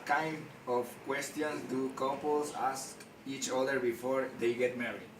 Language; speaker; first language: English; non-native, learner; Spanish